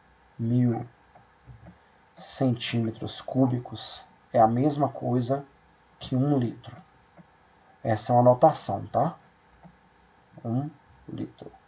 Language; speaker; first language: Portuguese; native; Portuguese